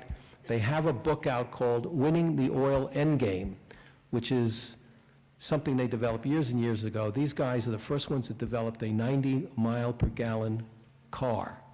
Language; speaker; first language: English; native; English